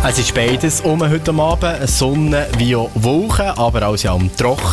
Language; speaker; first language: German; native; German